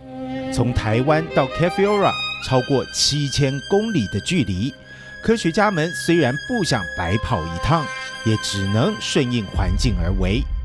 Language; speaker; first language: Chinese; native; Chinese